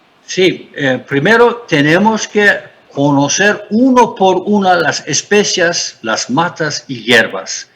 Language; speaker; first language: Spanish; non-native, fluent; Turkish